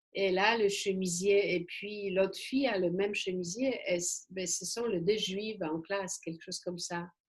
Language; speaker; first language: French; non-native, fluent; Polish